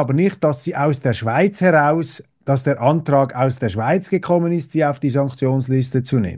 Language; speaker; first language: German; native; German